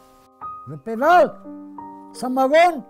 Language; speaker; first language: Russian; non-native, local second language; Armenian